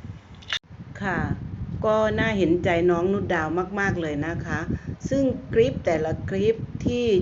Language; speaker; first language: Thai; native; Thai